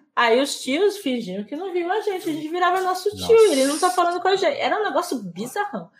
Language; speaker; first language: Portuguese; native; Portuguese